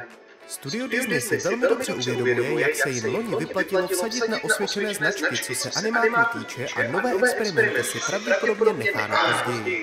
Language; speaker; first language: Czech; native; Czech